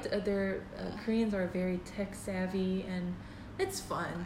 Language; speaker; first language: English; non-native, fluent; Korean